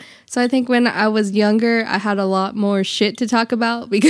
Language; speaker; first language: English; native; English